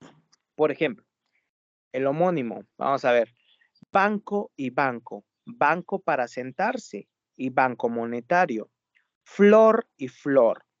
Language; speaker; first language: Spanish; native; Spanish